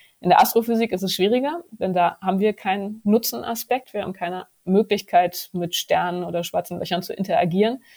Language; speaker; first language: German; native; German